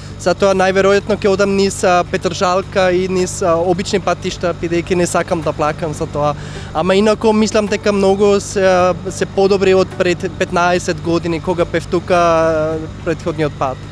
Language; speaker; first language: Macedonian; non-native, learner; German